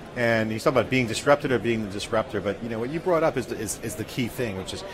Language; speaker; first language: English; native; English